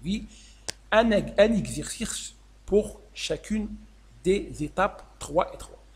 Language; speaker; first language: French; non-native, local second language; Arabic